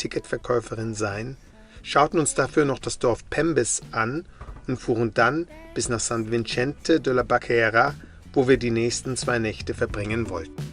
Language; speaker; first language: German; native; German